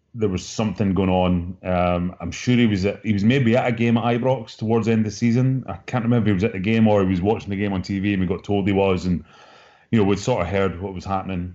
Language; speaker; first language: English; native; English